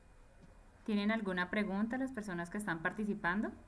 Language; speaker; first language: Spanish; native; Spanish